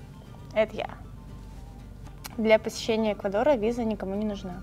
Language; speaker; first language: Russian; native; Russian